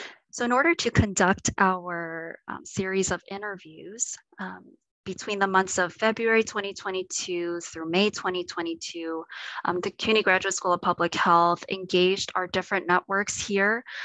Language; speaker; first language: English; native; English